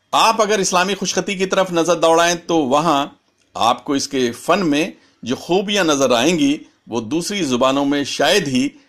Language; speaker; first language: Urdu; native; Urdu